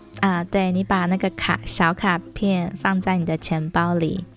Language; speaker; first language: Chinese; native; Chinese